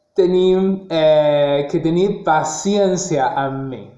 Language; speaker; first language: Catalan; non-native, local second language; Spanish